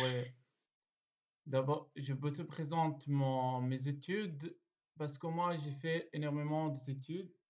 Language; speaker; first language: French; non-native, learner; Arabic